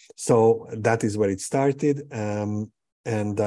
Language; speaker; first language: English; non-native, fluent; Hungarian